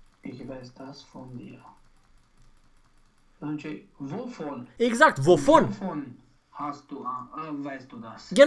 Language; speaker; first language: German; non-native, learner; Romanian